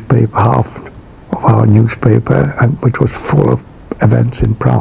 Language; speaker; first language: English; non-native, fluent; Czech